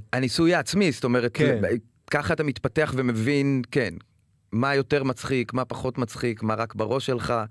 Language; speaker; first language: Hebrew; native; Hebrew